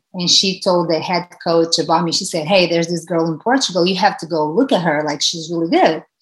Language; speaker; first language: English; non-native, fluent; Portuguese